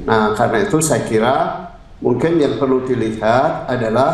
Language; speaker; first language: Indonesian; native; Indonesian